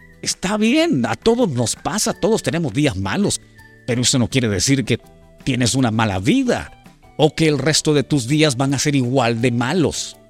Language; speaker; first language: Spanish; native; Spanish